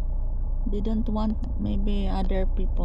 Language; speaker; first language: English; non-native, learner; Filipino